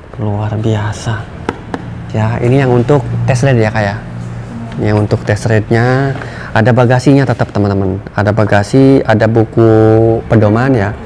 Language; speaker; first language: Indonesian; native; Indonesian